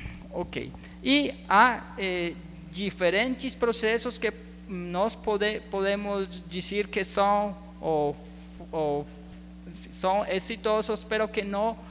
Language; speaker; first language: Portuguese; non-native, learner; Spanish